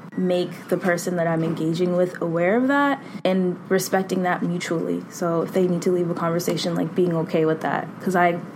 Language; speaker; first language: English; native; English